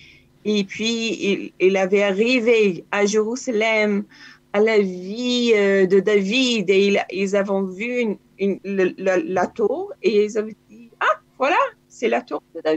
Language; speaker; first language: French; non-native, learner; Hebrew